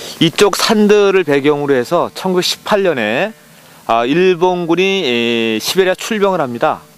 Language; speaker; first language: Korean; native; Korean